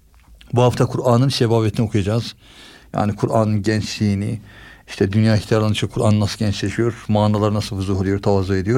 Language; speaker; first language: Turkish; native; Turkish